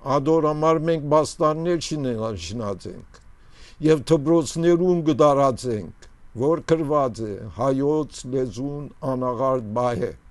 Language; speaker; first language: Armenian; early bilingual, heritage; Armenian